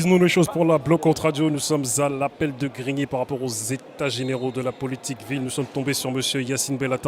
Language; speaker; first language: French; native; French